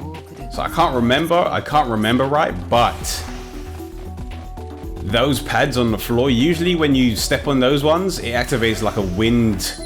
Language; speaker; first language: English; native; English